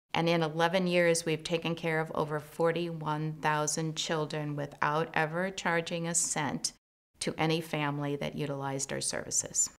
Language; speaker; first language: English; native; English